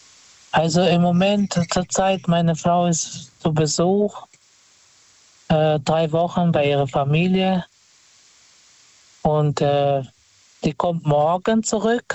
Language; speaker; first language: German; non-native, fluent; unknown